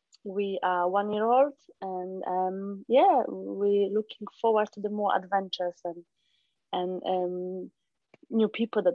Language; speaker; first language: English; non-native, fluent; Polish